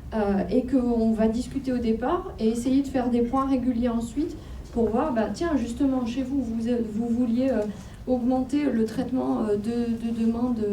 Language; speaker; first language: French; native; French